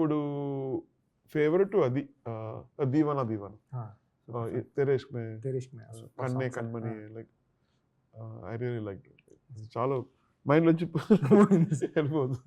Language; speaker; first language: Telugu; non-native, learner; Tamil